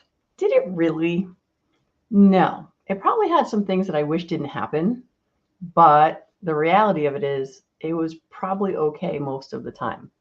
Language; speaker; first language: English; native; English